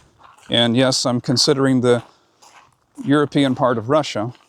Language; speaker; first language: English; native; English